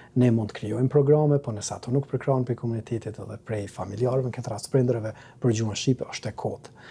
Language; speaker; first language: Albanian; native; Albanian